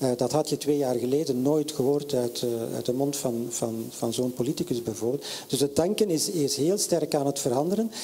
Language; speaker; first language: Dutch; native; Dutch